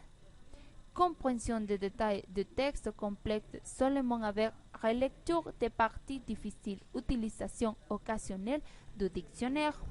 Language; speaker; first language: French; non-native, learner; Spanish